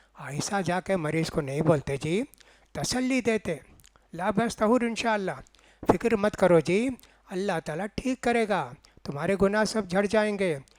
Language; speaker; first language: Urdu; native; Urdu